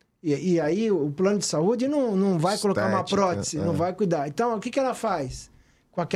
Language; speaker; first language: Portuguese; native; Portuguese